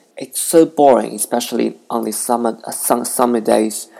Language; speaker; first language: English; non-native, fluent; Chinese